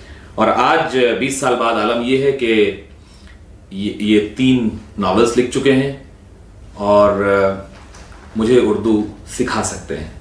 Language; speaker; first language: Urdu; native; Urdu